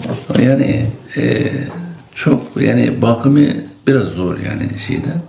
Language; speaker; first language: Turkish; non-native, local second language; Kurdish